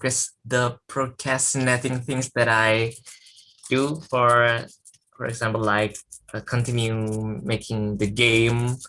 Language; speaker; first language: English; non-native, learner; Indonesian